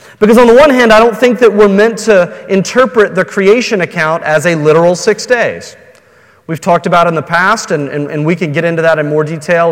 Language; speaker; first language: English; native; English